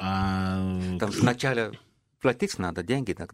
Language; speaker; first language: Russian; non-native, fluent; Estonian